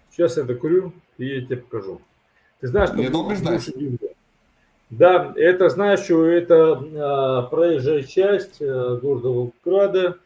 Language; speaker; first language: Russian; native; Russian